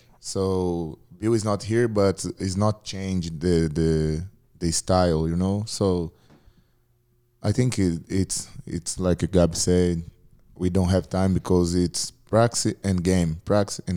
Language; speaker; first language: English; non-native, learner; Portuguese